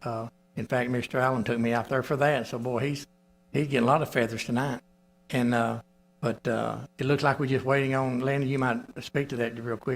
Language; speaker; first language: English; native; English